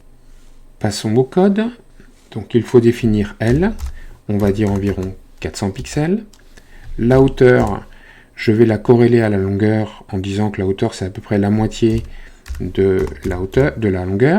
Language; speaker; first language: French; native; French